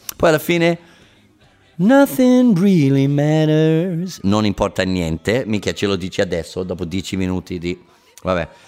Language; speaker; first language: Italian; non-native, fluent; English